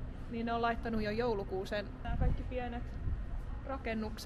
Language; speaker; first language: Finnish; native; Finnish